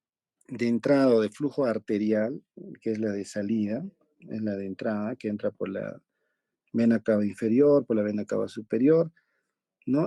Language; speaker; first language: Spanish; native; Spanish